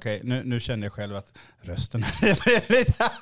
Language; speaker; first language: Swedish; early bilingual, other home language; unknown